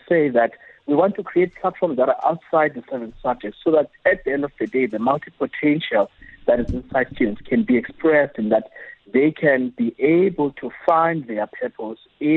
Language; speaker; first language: English; non-native, local second language; Xhosa